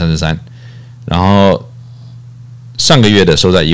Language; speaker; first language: Chinese; native; Chinese